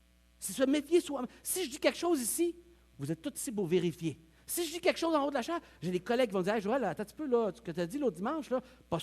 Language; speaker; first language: French; native; French